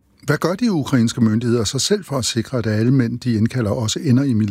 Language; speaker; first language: Danish; native; Danish